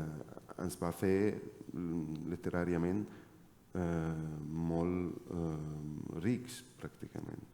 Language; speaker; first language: Catalan; non-native, fluent; Arabic